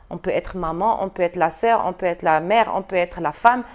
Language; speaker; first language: French; non-native, local second language; Arabic